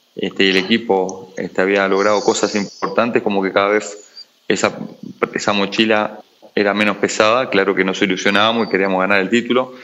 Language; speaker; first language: Spanish; native; Spanish